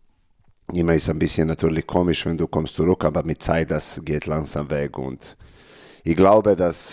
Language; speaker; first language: German; non-native, learner; Serbian